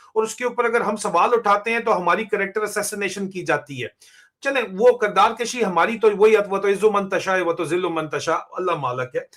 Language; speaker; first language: Urdu; non-native, local second language; Punjabi